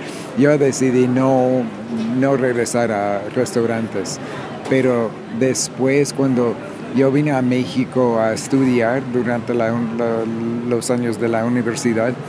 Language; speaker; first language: Spanish; non-native, fluent; English